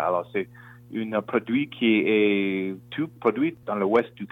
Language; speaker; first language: French; non-native, local second language; English